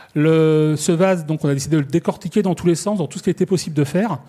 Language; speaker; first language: French; native; French